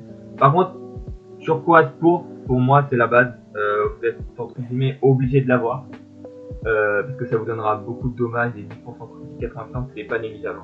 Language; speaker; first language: French; native; French